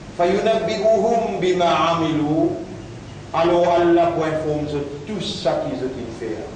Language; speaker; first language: French; non-native, local second language; Morisyen